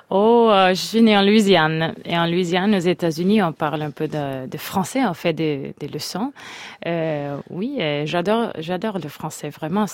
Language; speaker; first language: French; non-native, fluent; Spanish